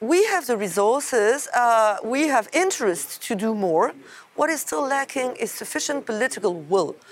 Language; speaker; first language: English; non-native, fluent; French